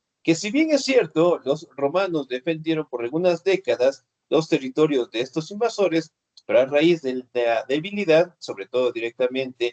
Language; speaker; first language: Spanish; native; Spanish